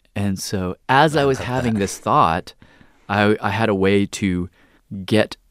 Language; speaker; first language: English; native; English